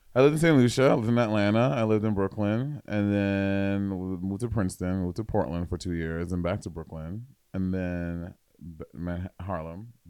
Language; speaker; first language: English; native; English